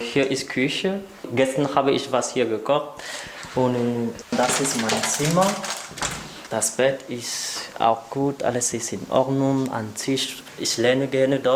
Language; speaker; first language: German; non-native, learner; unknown